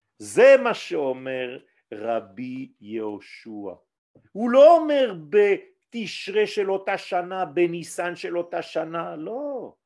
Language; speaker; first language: Hebrew; non-native, fluent; French